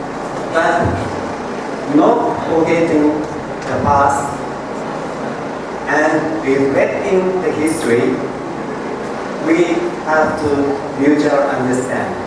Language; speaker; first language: English; non-native, learner; Japanese